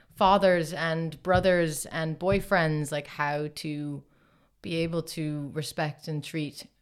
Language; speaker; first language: English; native; English